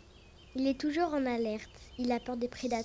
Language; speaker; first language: French; native; French